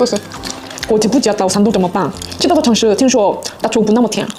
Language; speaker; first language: Chinese; non-native, learner; Korean